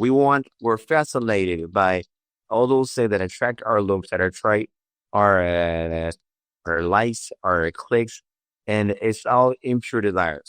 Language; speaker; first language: English; non-native, fluent; French